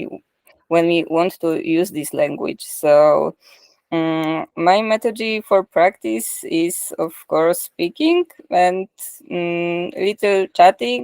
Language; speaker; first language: English; non-native, learner; Polish